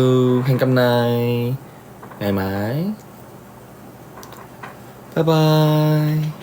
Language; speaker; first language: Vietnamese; non-native, learner; Korean